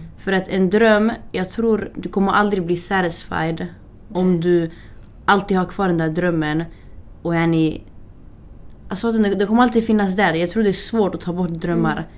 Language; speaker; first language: Swedish; early bilingual, other home language; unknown